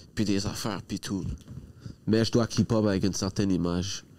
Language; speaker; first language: French; native; French